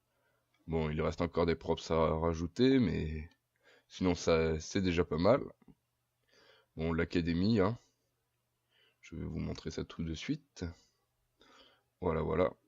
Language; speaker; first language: French; native; French